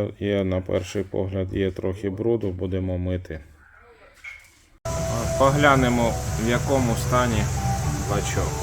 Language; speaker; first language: Ukrainian; native; Ukrainian